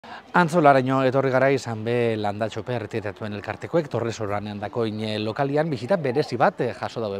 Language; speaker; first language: Basque; native; Basque